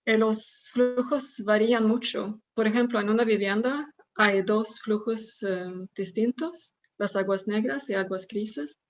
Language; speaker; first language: Spanish; non-native, fluent; Swedish